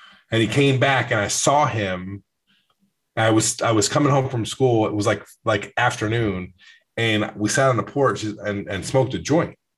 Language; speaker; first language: English; native; English